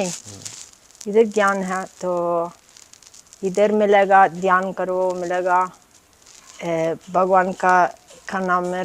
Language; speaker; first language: Hindi; non-native, learner; Italian